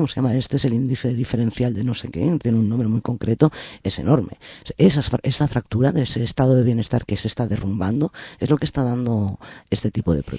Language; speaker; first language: Spanish; native; Spanish